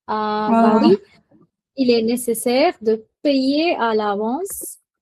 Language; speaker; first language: French; non-native, fluent; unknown